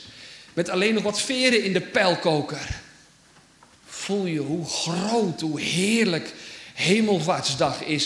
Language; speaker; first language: Dutch; native; Dutch